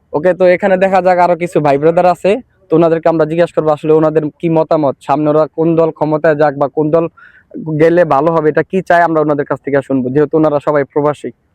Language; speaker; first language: Bangla; native; Bangla